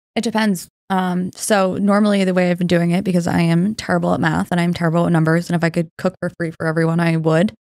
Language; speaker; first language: English; native; English